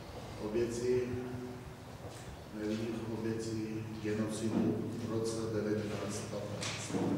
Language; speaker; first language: Czech; non-native, fluent; Armenian